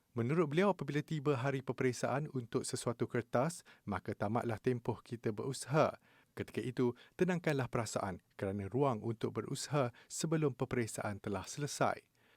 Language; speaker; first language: Malay; native; Malay